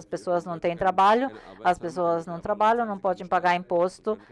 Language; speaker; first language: Portuguese; non-native, learner; German